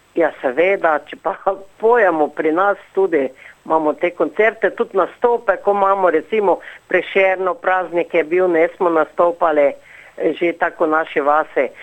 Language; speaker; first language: Slovenian; native; Slovenian